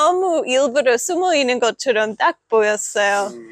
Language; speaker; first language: Korean; non-native, fluent; English